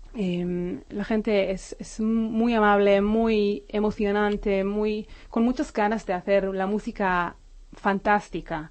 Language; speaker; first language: Spanish; non-native, fluent; Hebrew